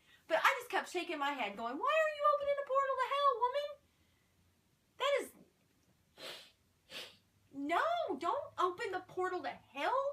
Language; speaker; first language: English; native; English